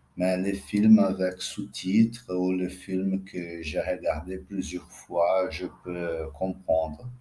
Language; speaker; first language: French; non-native, learner; Portuguese